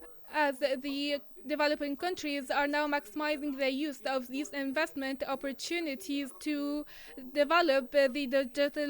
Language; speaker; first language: English; non-native, fluent; Arabic